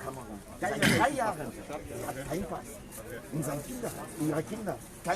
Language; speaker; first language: German; non-native, learner; French